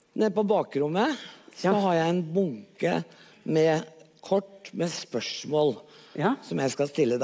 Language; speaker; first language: Norwegian; native; Norwegian